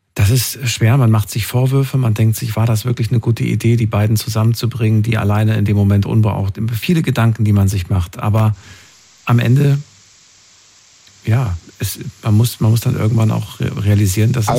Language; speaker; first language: German; native; German